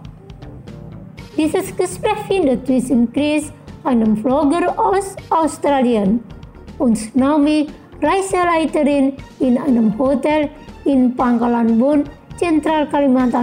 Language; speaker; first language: German; non-native, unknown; Indonesian